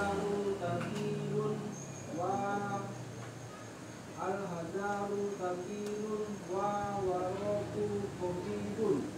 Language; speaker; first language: Arabic; non-native, learner; Indonesian